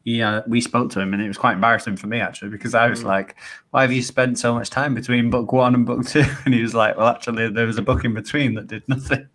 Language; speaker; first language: English; native; English